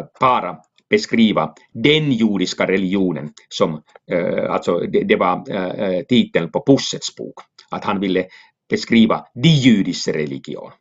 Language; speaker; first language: Swedish; non-native, local second language; Finnish